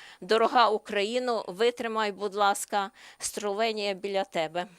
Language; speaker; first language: Ukrainian; non-native, learner; Slovenian